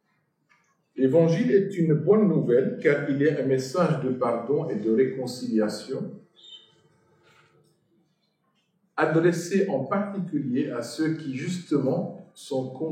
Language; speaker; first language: French; non-native, fluent; Arabic